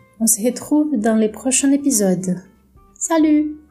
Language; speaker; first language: French; non-native, fluent; Portuguese